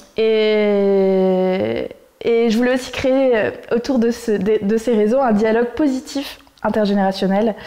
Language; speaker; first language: French; native; French